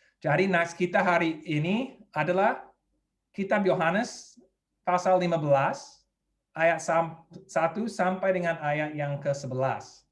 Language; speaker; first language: Indonesian; non-native, fluent; English